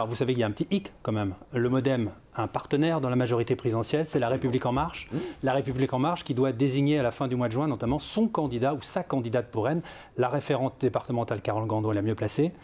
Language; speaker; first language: French; native; French